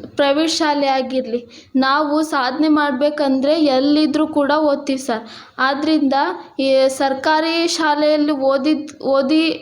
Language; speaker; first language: Kannada; non-native, local second language; Lambadi